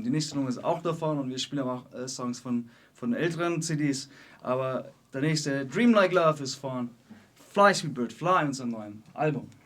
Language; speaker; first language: German; native; German